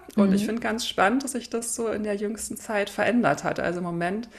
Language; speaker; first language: German; native; German